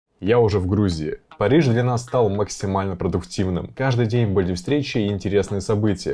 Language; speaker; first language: Russian; native; Russian